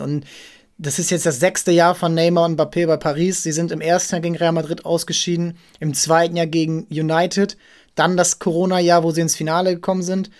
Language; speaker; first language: German; native; German